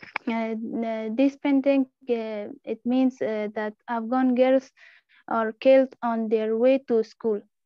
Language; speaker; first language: English; non-native, learner; Persian